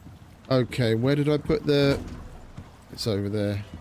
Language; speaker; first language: English; native; English